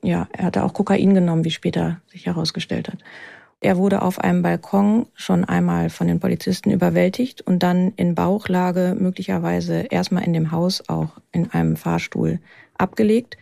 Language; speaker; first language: German; native; German